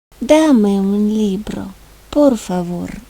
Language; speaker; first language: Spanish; non-native, fluent; Ukrainian